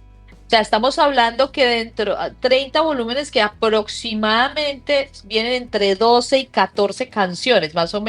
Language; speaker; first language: Spanish; native; Spanish